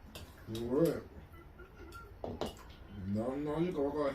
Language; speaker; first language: Japanese; native; Japanese